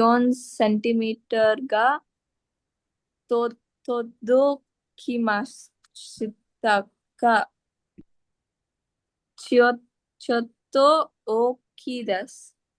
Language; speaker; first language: Japanese; non-native, learner; Tamil